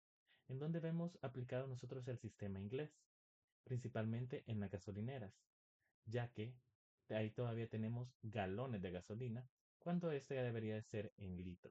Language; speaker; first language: Spanish; native; Spanish